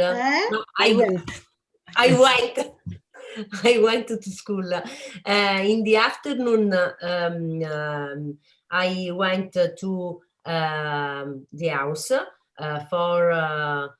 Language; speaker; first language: English; non-native, learner; Italian